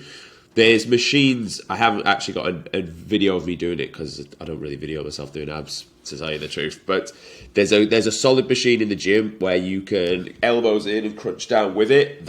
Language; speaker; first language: English; native; English